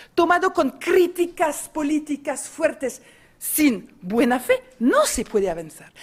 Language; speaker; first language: Spanish; non-native, fluent; French